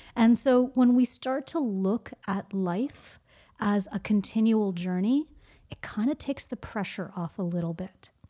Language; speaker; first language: English; early bilingual, other home language; Hindi